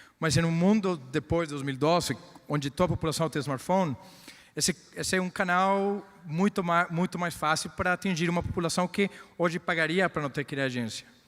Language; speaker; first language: Portuguese; non-native, fluent; Spanish